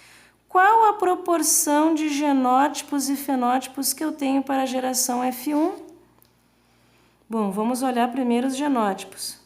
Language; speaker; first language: Portuguese; native; Portuguese